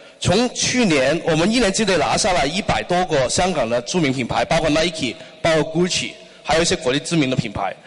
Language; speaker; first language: Chinese; non-native, local second language; Cantonese